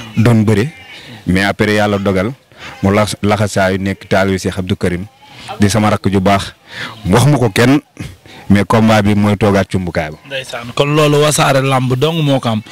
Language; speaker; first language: Wolof; non-native, local second language; Fula